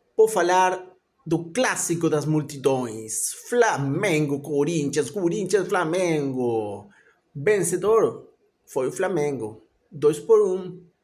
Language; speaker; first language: Portuguese; non-native, fluent; Spanish